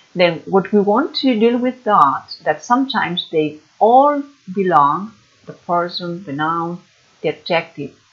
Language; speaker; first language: English; non-native, fluent; Catalan